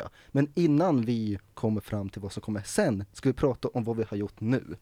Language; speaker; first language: Swedish; native; Swedish